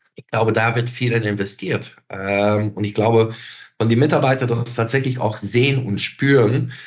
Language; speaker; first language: German; non-native, fluent; Dutch